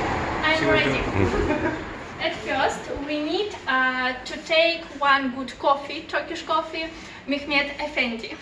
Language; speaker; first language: English; non-native, learner; Russian